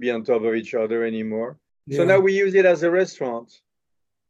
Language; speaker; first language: English; non-native, fluent; French